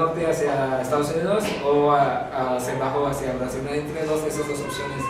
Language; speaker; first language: Spanish; non-native, fluent; Javanese